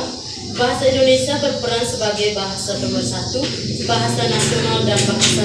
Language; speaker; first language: Indonesian; non-native, local second language; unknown